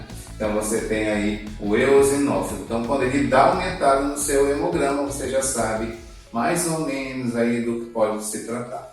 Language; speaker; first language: Portuguese; native; Portuguese